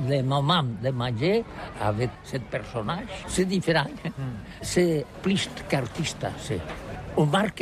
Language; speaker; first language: French; non-native, learner; Catalan